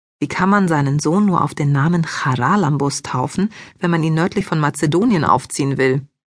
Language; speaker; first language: German; early bilingual, other home language; Greek